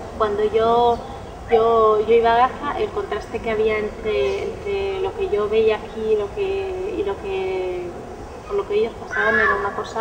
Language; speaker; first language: Spanish; early bilingual, other home language; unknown